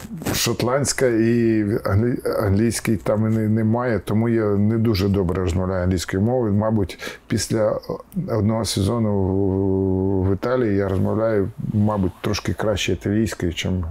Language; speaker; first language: Ukrainian; non-native, local second language; Russian